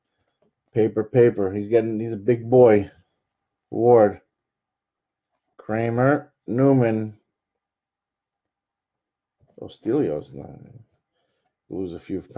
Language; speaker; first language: English; native; English